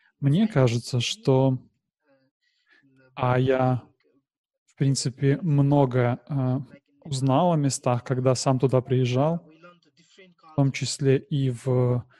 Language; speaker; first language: Russian; non-native, learner; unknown